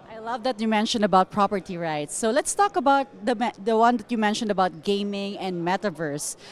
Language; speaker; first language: English; non-native, local second language; Filipino